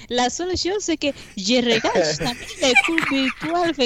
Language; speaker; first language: French; non-native, fluent; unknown